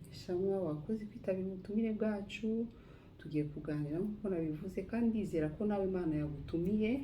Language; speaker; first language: Kinyarwanda; native; Kinyarwanda